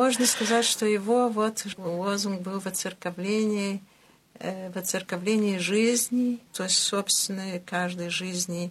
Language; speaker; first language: Russian; early bilingual, heritage; Russian